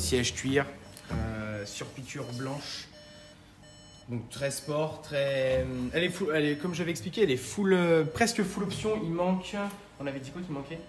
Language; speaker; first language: French; native; French